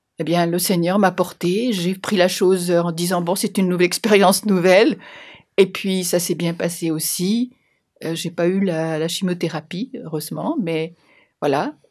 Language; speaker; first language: French; native; French